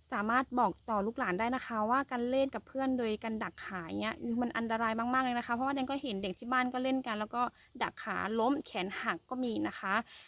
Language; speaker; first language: Thai; non-native, local second language; S'gaw Karen